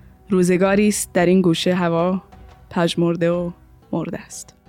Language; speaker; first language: Persian; early bilingual, heritage; Persian